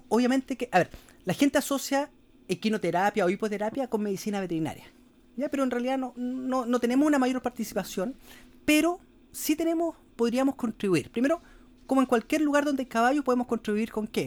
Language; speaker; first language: Spanish; native; Spanish